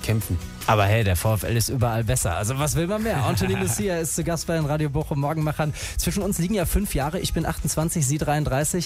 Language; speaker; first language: German; native; German